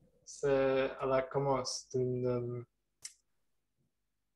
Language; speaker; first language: French; non-native, learner; German